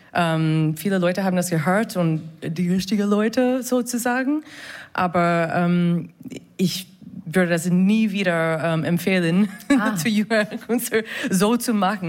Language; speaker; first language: German; non-native, fluent; English